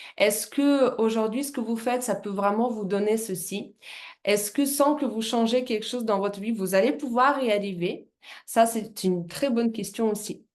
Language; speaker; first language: French; non-native, fluent; Russian